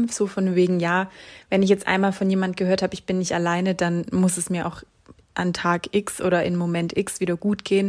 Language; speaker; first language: German; native; German